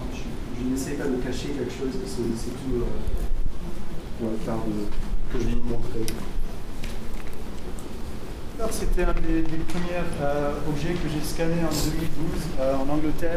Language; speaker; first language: French; non-native, fluent; German